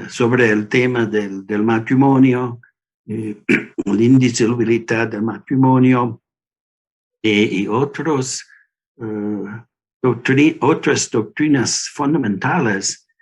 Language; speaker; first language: Spanish; non-native, learner; English